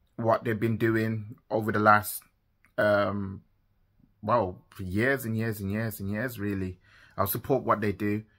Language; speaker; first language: English; native; English